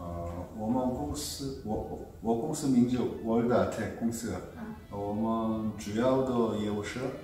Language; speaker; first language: Chinese; non-native, fluent; Korean